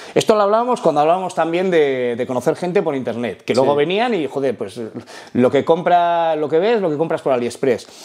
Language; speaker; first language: Spanish; non-native, fluent; Arabic